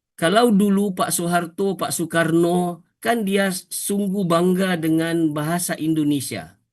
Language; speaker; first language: Malay; native; Malay